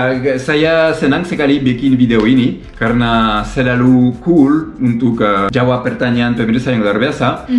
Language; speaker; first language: Indonesian; non-native, learner; French